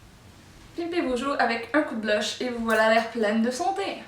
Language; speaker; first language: French; native; French